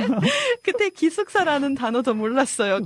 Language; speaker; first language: Korean; non-native, fluent; Serbian